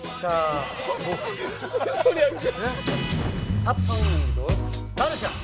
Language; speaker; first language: Korean; native; Korean